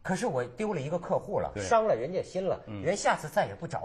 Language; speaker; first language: Chinese; native; Chinese